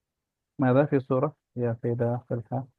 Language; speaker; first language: Arabic; non-native, fluent; Indonesian